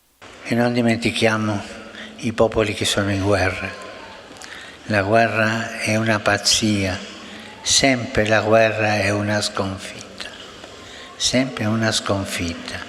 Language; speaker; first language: Italian; non-native, fluent; Spanish